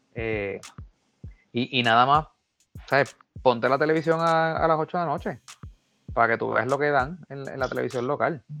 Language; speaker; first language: Spanish; native; Spanish